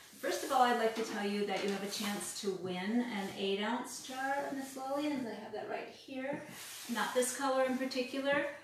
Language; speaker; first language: English; native; English